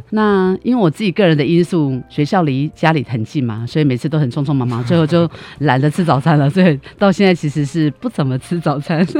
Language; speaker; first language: Chinese; native; Chinese